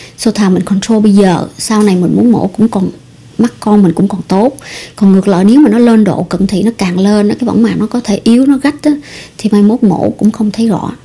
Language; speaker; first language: Vietnamese; early bilingual, heritage; Vietnamese